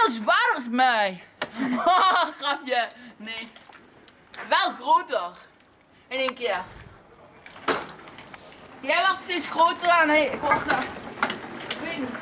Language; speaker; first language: Dutch; native; Dutch